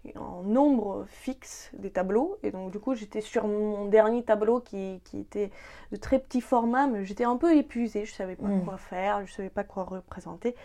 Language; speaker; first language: French; non-native, fluent; Ukrainian